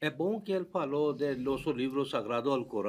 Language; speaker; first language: Portuguese; non-native, fluent; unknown